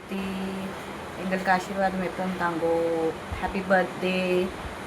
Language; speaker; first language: Tamil; native; Tamil